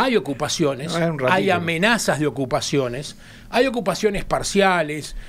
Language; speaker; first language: Spanish; native; Spanish